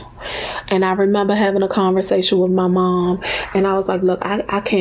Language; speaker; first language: English; native; English